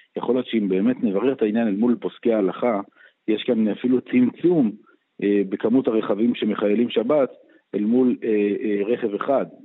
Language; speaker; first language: Hebrew; native; Hebrew